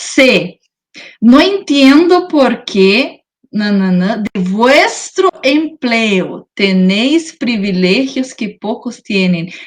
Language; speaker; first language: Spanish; non-native, learner; Portuguese